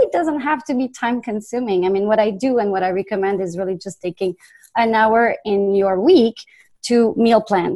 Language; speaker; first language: English; non-native, fluent; French